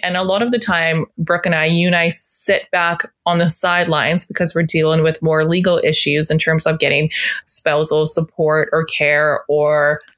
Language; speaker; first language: English; native; English